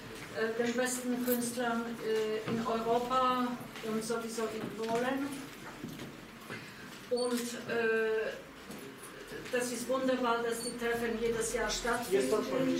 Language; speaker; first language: German; non-native, fluent; Polish